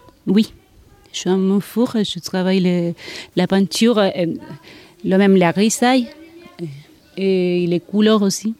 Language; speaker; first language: French; non-native, learner; Spanish